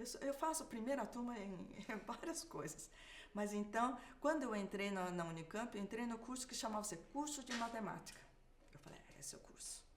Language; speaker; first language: Portuguese; early bilingual, other home language; Japanese